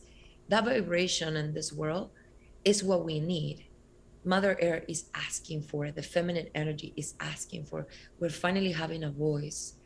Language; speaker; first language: English; non-native, fluent; Spanish